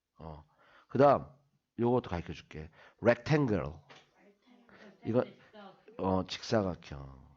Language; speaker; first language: Korean; native; Korean